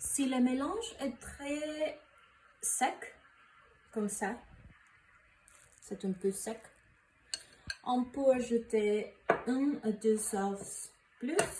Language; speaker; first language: French; non-native, learner; Spanish